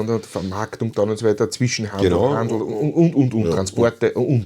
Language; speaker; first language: German; native; German